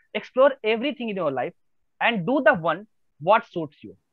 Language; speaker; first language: Hindi; native; Hindi